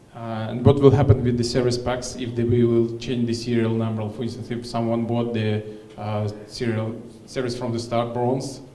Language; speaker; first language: English; non-native, fluent; Russian